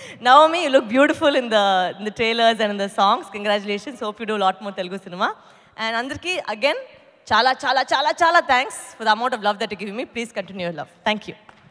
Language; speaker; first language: English; non-native, local second language; Tamil